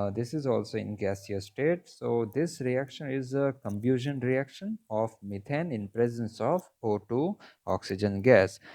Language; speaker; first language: English; non-native, local second language; Gujarati